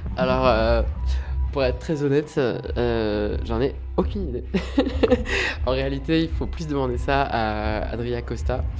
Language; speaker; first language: French; native; French